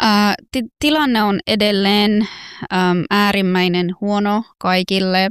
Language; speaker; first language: Finnish; early bilingual, other home language; Persian